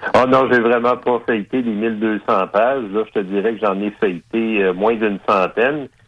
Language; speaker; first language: French; native; French